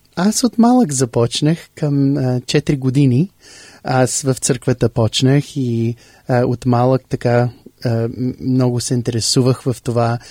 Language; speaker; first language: Bulgarian; early bilingual, heritage; English